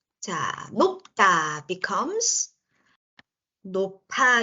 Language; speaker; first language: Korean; native; Korean